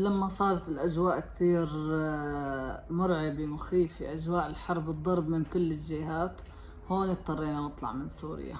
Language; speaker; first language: Arabic; native; Arabic